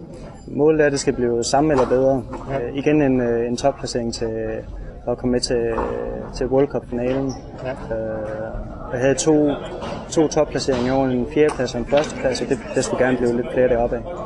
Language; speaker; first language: Danish; native; Danish